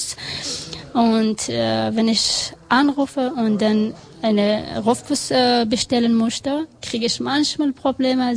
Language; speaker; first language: German; non-native, learner; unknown